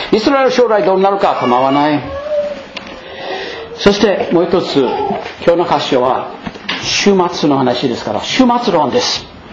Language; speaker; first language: Japanese; non-native, fluent; English